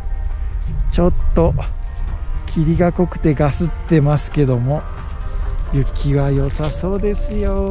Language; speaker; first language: Japanese; native; Japanese